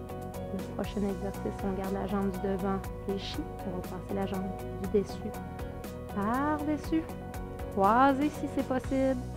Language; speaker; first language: French; native; French